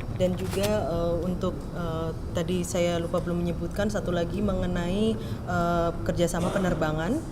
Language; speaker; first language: Indonesian; native; Indonesian